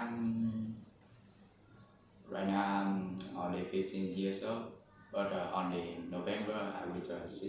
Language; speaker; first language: English; non-native, learner; Vietnamese